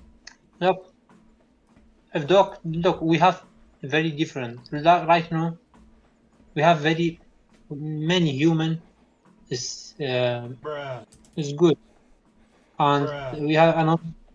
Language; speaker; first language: English; non-native, learner; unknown